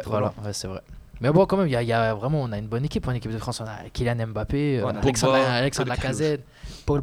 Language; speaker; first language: French; native; French